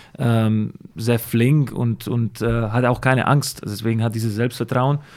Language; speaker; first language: German; non-native, fluent; Slovak